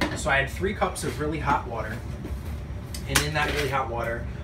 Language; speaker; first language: English; native; English